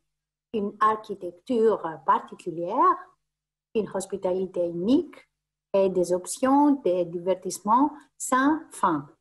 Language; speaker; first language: French; non-native, fluent; Greek